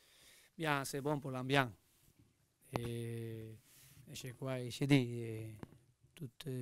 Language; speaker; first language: French; non-native, learner; Spanish